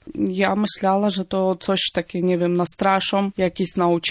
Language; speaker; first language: Polish; non-native, fluent; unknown